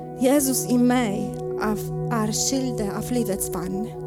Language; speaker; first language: Swedish; non-native, learner; Polish